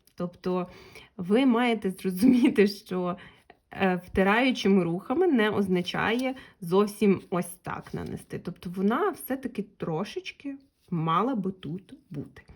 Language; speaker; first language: Ukrainian; non-native, local second language; Russian